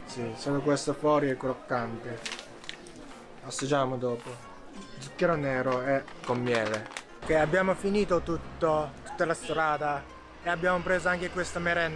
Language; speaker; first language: Italian; non-native, learner; Japanese